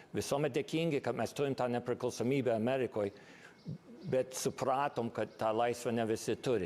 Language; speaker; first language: Lithuanian; early bilingual, heritage; Lithuanian